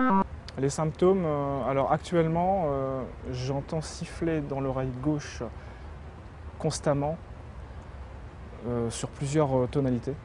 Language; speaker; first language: French; native; French